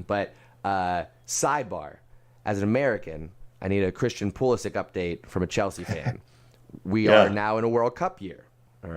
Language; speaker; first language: English; native; English